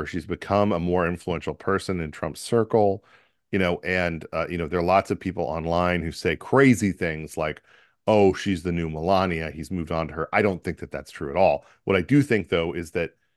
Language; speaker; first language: English; native; English